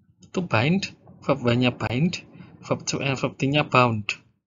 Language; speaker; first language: English; non-native, fluent; Indonesian